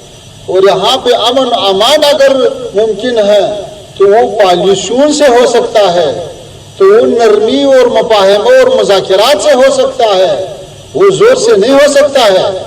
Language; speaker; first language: Hindi; non-native, fluent; Pashto